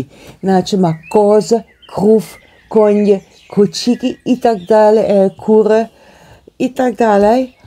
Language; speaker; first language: Polish; non-native, learner; Dutch